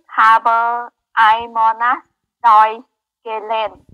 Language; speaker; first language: German; non-native, learner; Vietnamese